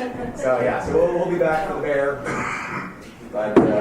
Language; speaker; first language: English; native; English